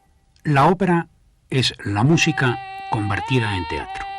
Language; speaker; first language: Spanish; native; Spanish